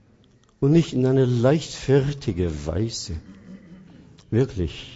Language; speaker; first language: German; non-native, fluent; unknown